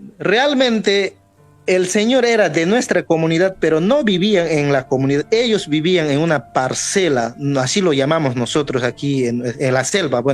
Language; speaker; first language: Spanish; non-native, local second language; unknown